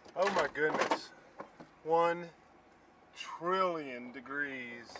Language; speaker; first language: English; native; English